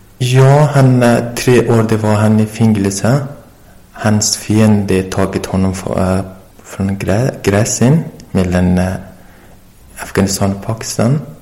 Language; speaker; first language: Swedish; non-native, learner; Persian